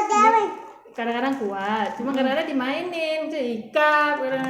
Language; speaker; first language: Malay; non-native, local second language; Achinese